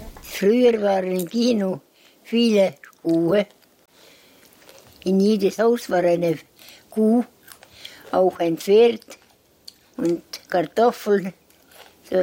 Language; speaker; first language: German; non-native, learner; Estonian